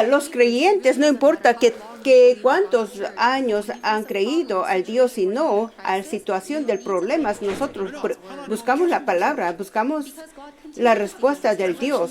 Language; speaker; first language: Spanish; non-native, fluent; Korean